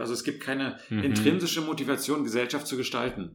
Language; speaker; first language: German; native; German